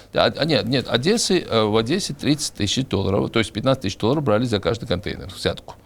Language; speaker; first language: Russian; non-native, local second language; Georgian